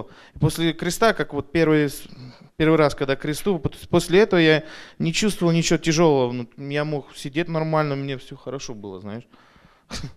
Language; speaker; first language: Russian; early bilingual, heritage; Russian